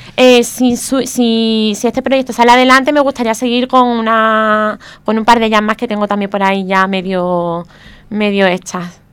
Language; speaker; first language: Spanish; native; Spanish